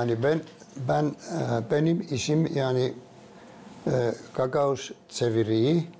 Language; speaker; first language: Turkish; non-native, fluent; Finnish